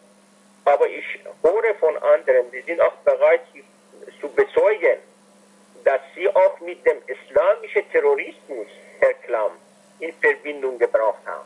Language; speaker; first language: German; non-native, fluent; Persian